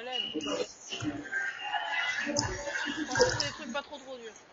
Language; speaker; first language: French; native; French